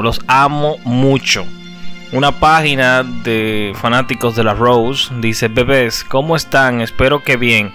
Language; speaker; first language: Spanish; native; Spanish